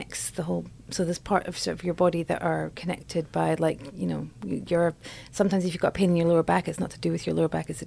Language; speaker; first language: English; native; English